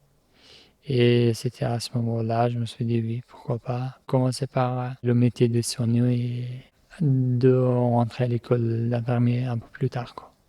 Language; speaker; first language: French; non-native, fluent; Persian